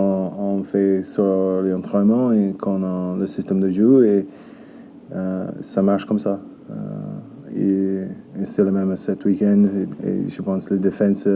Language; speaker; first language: French; non-native, learner; English